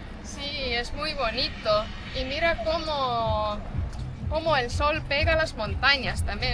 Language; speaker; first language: Spanish; non-native, fluent; Estonian